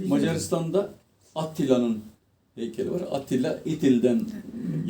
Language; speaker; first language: Turkish; native; Turkish